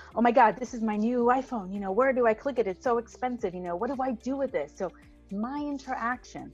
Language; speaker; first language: English; non-native, fluent; Hebrew